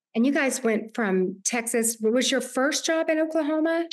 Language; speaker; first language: English; native; English